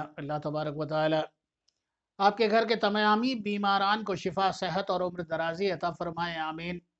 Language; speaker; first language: Urdu; native; Urdu